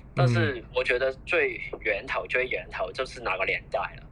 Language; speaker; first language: Chinese; non-native, fluent; Cantonese